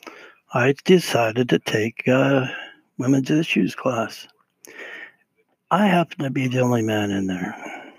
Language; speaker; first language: English; native; English